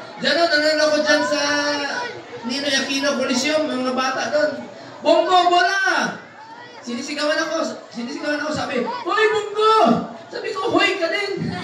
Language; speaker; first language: Filipino; non-native, local second language; Cebuano